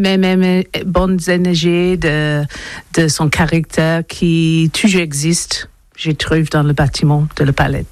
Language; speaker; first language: French; non-native, learner; English